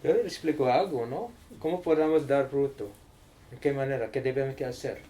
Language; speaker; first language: Spanish; non-native, learner; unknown